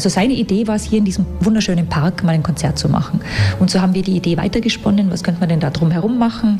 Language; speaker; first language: German; native; German